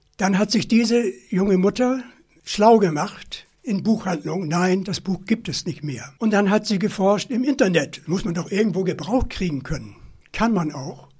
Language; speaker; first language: German; native; German